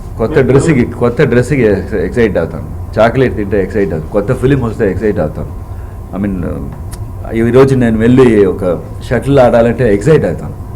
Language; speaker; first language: Telugu; non-native, learner; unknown